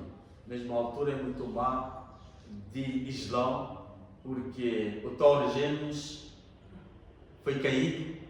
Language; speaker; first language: Portuguese; non-native, learner; Bangla